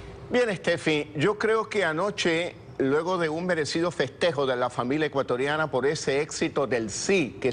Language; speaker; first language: Spanish; native; Spanish